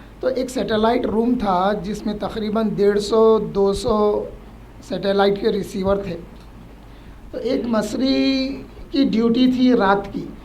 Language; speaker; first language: Urdu; native; Urdu